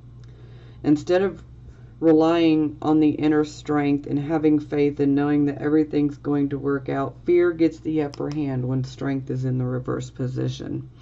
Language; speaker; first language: English; native; English